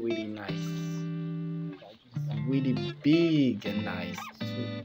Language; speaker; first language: English; non-native, fluent; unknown